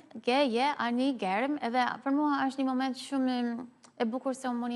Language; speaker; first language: Albanian; early bilingual, heritage; Albanian